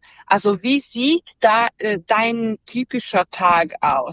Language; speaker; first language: German; non-native, learner; Serbian